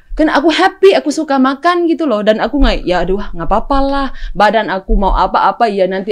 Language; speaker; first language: Indonesian; non-native, fluent; Thai